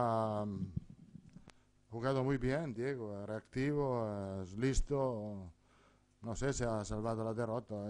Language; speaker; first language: Spanish; non-native, fluent; Italian